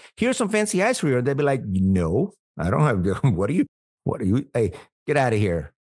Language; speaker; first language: English; non-native, fluent; Spanish